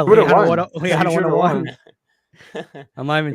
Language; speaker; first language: English; native; English